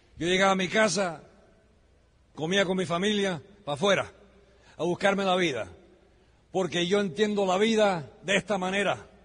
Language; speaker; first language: Spanish; early bilingual, heritage; Spanish